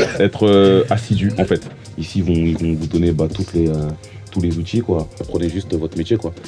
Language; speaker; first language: French; native; French